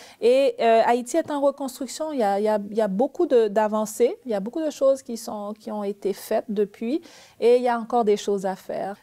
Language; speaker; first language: French; early bilingual, other home language; Haitian Creole